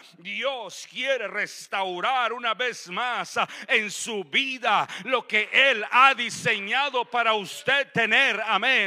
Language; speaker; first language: Spanish; native; Spanish